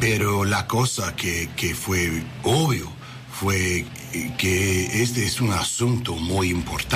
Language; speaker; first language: Spanish; non-native, learner; English